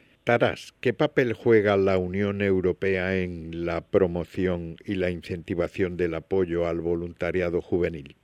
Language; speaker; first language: Spanish; native; Spanish